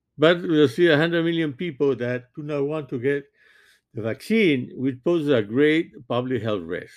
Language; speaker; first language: English; non-native, fluent; French